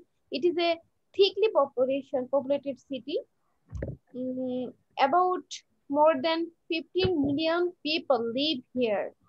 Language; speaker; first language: English; non-native, learner; Bangla